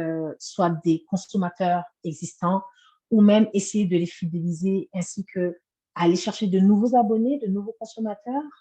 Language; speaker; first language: French; native; French